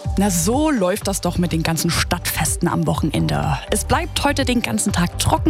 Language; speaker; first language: German; native; German